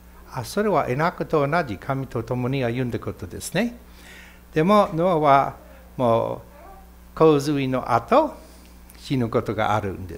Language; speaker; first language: Japanese; non-native, fluent; English